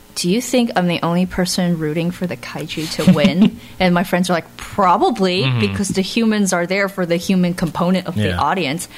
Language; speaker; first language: English; native; English